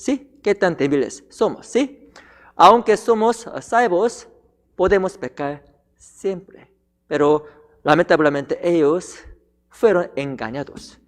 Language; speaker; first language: Spanish; non-native, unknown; Korean